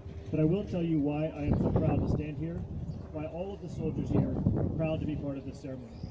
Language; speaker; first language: English; native; English